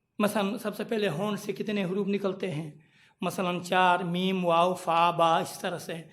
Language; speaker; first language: Urdu; non-native, local second language; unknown